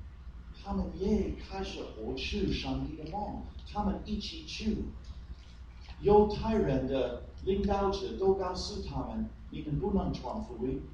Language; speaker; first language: Chinese; non-native, fluent; English